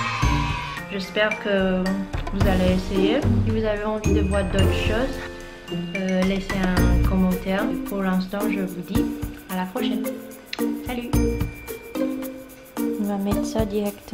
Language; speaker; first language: French; non-native, fluent; Chinese